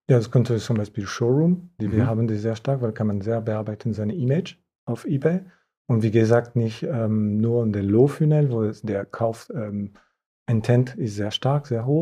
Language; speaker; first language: German; non-native, fluent; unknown